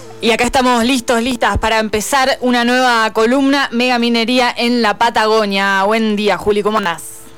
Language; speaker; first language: Spanish; native; Spanish